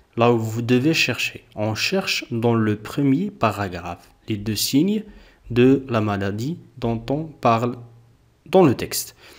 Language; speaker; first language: French; non-native, local second language; Arabic